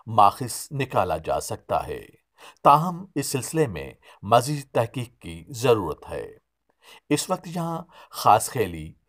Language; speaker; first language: Urdu; non-native, local second language; Sindhi